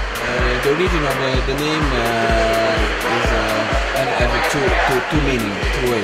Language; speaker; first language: English; non-native, fluent; Italian